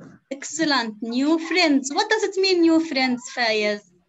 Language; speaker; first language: English; non-native, fluent; Arabic